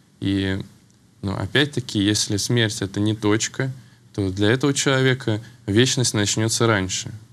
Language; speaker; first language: Russian; native; Russian